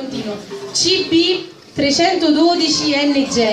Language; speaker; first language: Italian; native; Italian